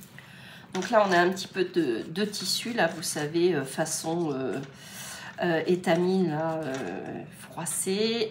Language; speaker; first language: French; native; French